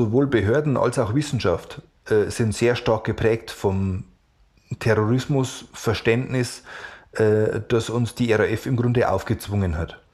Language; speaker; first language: German; native; German